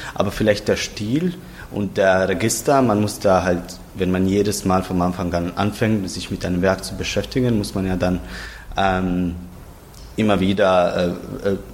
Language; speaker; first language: German; non-native, fluent; Croatian